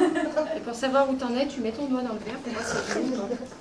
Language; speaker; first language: French; native; French